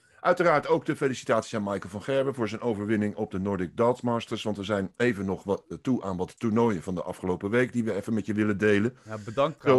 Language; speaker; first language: Dutch; native; Dutch